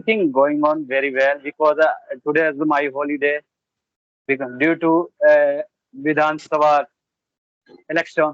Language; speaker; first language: English; non-native, learner; Bhojpuri